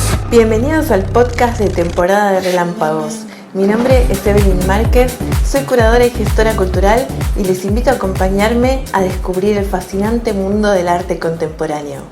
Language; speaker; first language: Spanish; native; Spanish